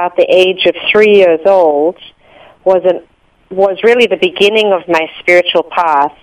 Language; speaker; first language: English; native; English